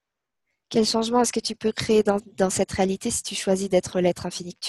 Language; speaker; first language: French; native; French